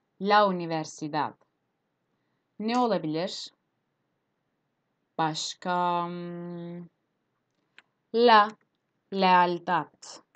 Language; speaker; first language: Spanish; non-native, fluent; Turkish